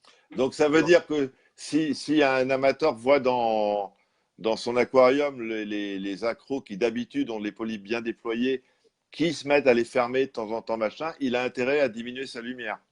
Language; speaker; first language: French; native; French